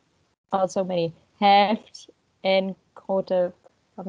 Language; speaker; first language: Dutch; non-native, learner; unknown